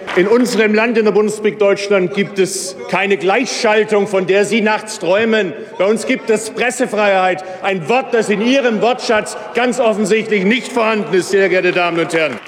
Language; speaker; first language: German; native; German